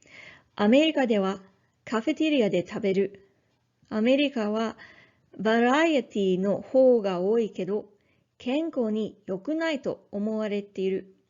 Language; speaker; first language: Japanese; non-native, learner; English